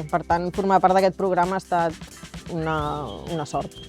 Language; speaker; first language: Catalan; native; Catalan